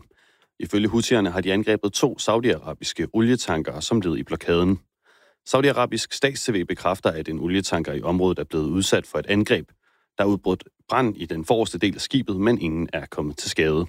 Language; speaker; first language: Danish; native; Danish